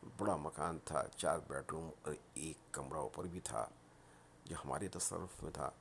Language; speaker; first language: Urdu; native; Urdu